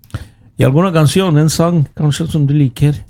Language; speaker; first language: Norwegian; non-native, fluent; Spanish